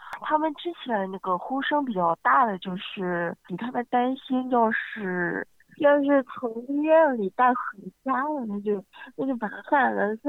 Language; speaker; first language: Chinese; native; Chinese